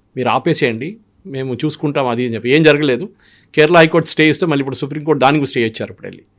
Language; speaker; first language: Telugu; non-native, local second language; Malayalam